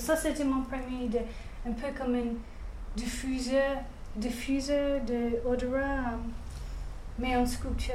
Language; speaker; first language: French; non-native, fluent; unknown